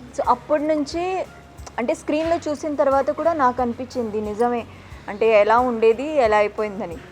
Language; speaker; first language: Telugu; non-native, fluent; Marathi